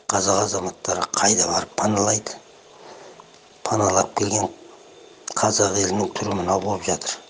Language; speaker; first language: Kazakh; native; Kazakh